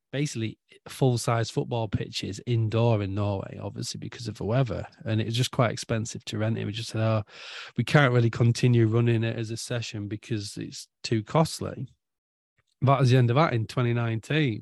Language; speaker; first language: English; native; English